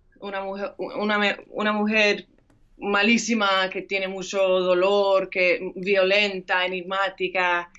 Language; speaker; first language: Spanish; early bilingual, heritage; English